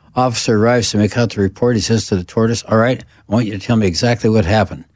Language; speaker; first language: English; native; English